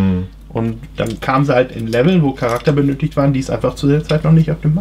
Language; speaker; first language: German; native; German